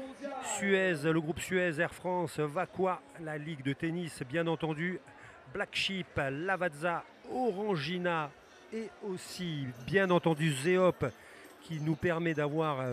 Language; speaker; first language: French; native; French